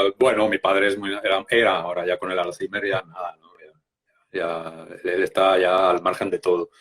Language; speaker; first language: Spanish; native; Spanish